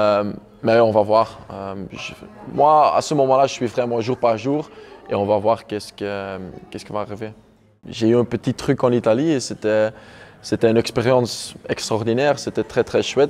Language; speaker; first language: French; non-native, local second language; Dutch